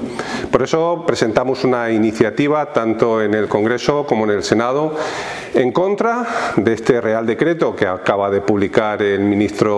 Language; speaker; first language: Spanish; native; Spanish